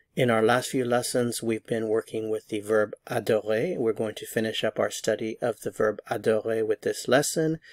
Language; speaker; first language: English; native; English